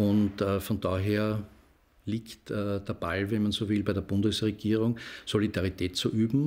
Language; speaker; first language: German; native; German